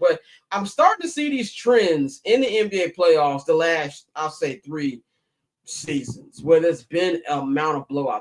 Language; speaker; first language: English; native; English